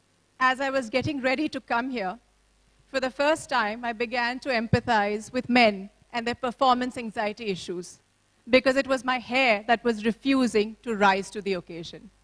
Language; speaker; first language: English; non-native, local second language; Hindi